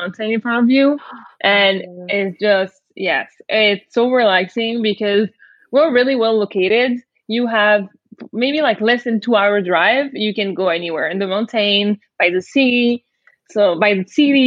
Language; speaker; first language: English; non-native, fluent; French